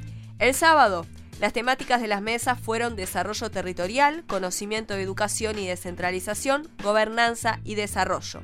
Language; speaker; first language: Spanish; native; Spanish